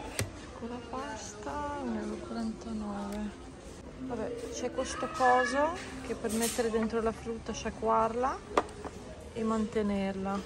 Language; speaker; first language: Italian; non-native, fluent; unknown